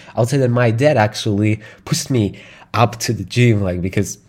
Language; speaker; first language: English; non-native, fluent; Russian